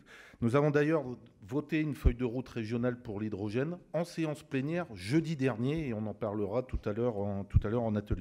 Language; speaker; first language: French; native; French